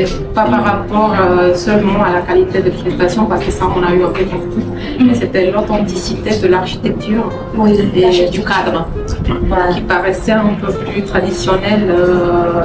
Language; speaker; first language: French; non-native, fluent; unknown